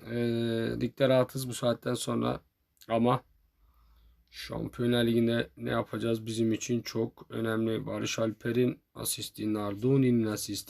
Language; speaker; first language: Turkish; native; Turkish